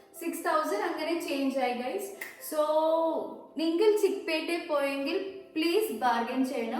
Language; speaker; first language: Malayalam; non-native, local second language; Kannada